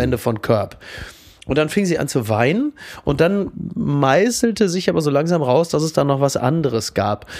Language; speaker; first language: German; native; German